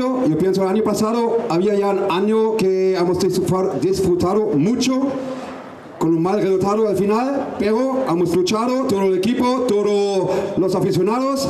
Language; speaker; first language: Spanish; non-native, learner; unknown